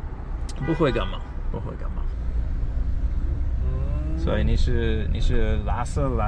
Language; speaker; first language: Chinese; non-native, fluent; English